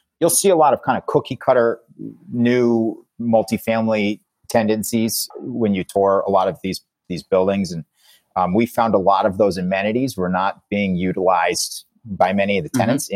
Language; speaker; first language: English; native; English